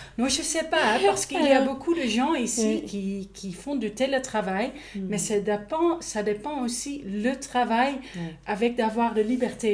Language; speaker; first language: French; non-native, learner; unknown